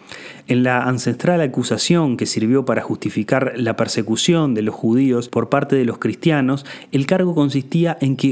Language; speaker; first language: Spanish; native; Spanish